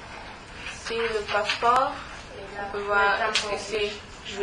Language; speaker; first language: French; non-native, learner; German